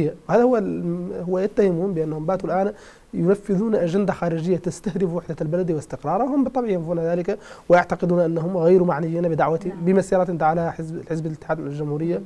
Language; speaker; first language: Arabic; native; Arabic